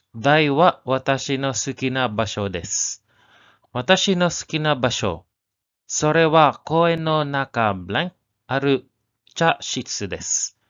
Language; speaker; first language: Japanese; non-native, learner; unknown